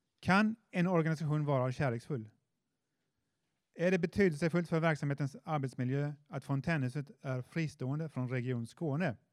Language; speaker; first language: Swedish; native; Swedish